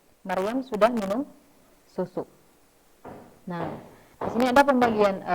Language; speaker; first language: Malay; non-native, local second language; Sundanese